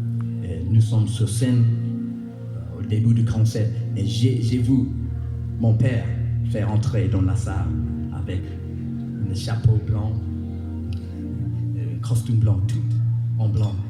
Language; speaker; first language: French; non-native, learner; English